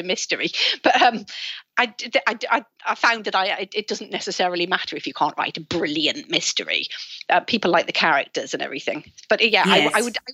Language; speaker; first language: English; native; English